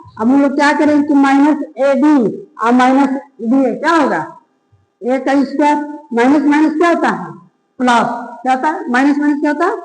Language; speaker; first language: Hindi; native; Hindi